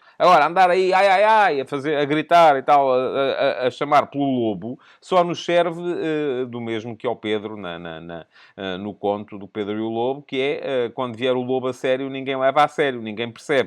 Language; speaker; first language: Portuguese; native; Portuguese